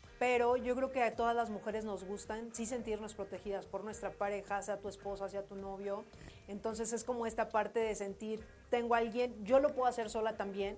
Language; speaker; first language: Spanish; native; Spanish